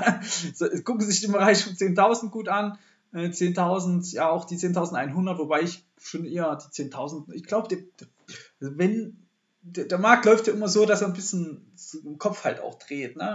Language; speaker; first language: German; native; German